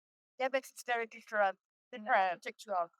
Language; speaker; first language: English; non-native, learner; French